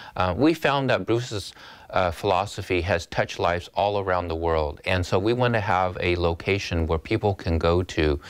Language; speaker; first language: English; native; English